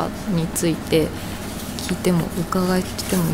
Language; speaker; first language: Japanese; native; Japanese